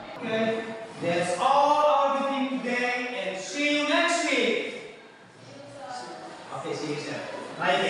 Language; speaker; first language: English; non-native, learner; Indonesian